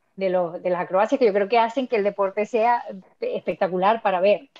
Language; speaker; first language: Spanish; native; Spanish